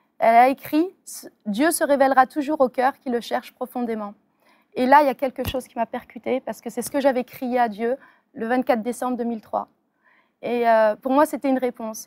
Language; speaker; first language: French; early bilingual, other home language; Arabic